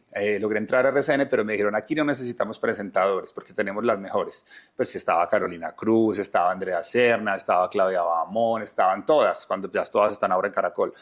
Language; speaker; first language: Spanish; native; Spanish